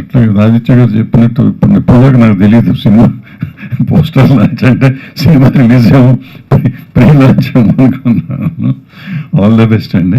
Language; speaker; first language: Telugu; native; Telugu